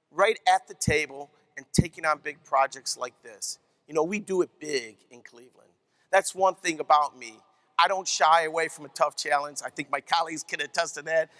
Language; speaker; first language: English; native; English